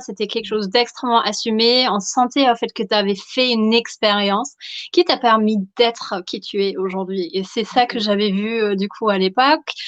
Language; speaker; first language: French; non-native, fluent; German